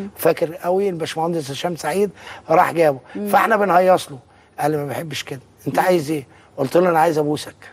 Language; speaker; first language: Arabic; native; Arabic